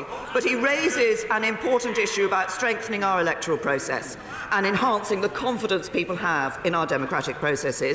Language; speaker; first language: English; native; English